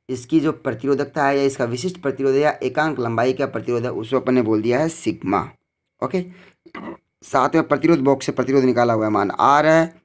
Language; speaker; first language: Hindi; native; Hindi